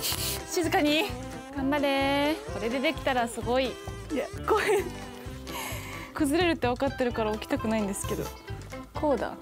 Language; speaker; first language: Japanese; native; Japanese